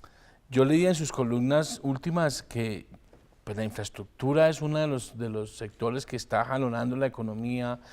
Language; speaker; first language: Spanish; native; Spanish